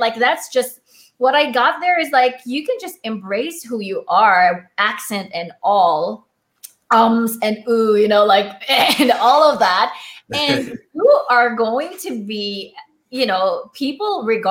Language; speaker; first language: English; non-native, local second language; Filipino